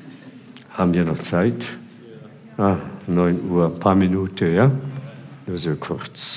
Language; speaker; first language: German; non-native, fluent; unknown